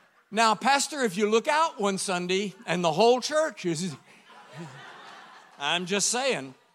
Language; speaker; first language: English; native; English